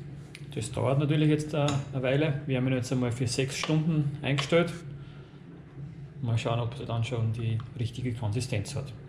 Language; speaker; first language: German; native; German